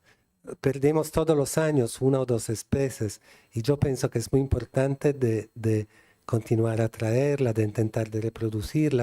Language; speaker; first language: Spanish; non-native, fluent; Italian